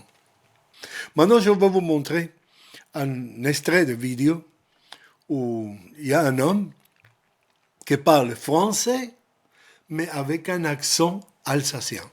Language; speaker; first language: French; non-native, learner; Spanish